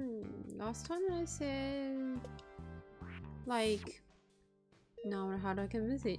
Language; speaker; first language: English; non-native, learner; Japanese